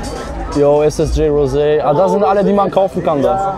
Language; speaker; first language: German; native; German